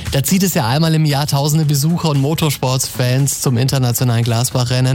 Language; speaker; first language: German; native; German